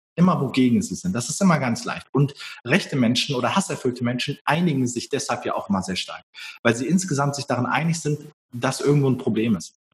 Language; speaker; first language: German; early bilingual, other home language; Turkish